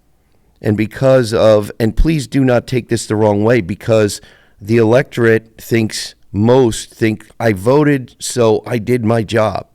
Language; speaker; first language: English; native; English